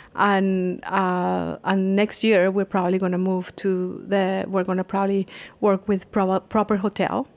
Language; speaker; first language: English; non-native, fluent; Spanish